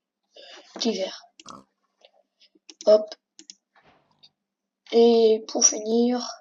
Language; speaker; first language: French; native; French